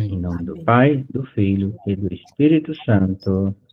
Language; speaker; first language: Portuguese; native; Portuguese